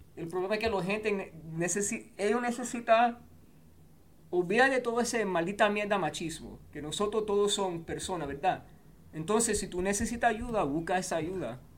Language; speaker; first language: Spanish; early bilingual, heritage; Spanish